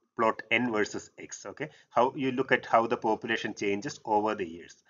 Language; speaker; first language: English; non-native, local second language; Malayalam